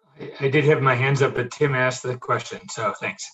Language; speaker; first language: English; native; English